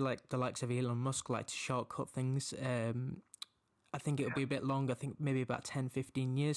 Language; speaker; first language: English; native; English